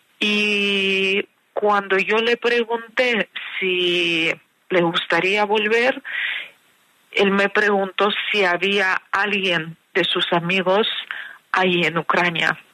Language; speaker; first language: Spanish; non-native, fluent; Ukrainian